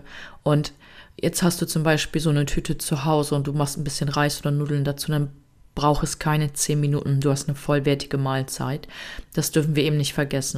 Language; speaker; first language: German; native; German